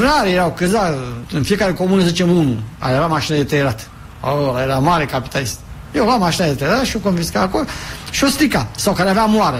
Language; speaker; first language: Romanian; native; Romanian